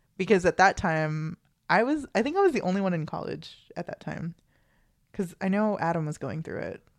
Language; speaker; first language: English; early bilingual, other home language; Filipino